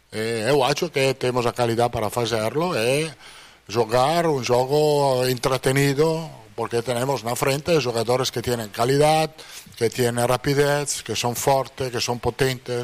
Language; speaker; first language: Portuguese; non-native, fluent; Italian